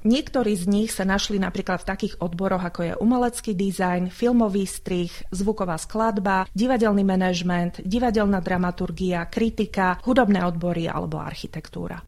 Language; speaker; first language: Slovak; native; Slovak